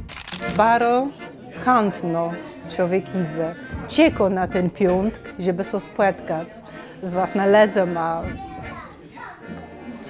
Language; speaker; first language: Polish; non-native, local second language; Kashubian